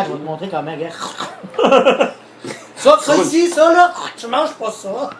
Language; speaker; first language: French; native; French